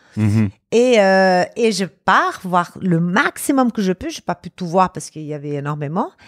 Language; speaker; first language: French; non-native, fluent; Portuguese